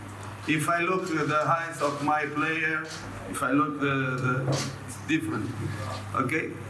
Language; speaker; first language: English; non-native, learner; Portuguese